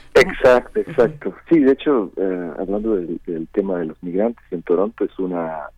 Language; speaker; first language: Spanish; native; Spanish